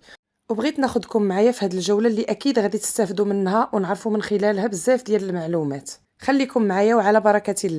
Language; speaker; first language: Arabic; native; Arabic